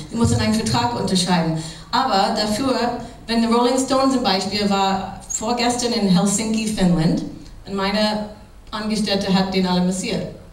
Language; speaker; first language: German; non-native, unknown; English